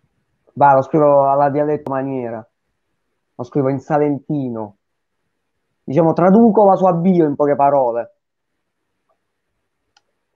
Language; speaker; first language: Italian; native; Italian